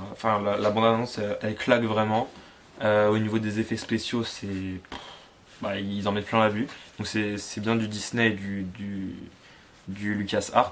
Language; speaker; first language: French; native; French